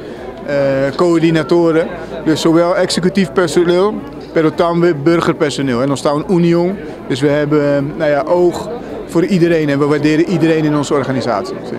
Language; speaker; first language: Dutch; non-native, local second language; Papiamento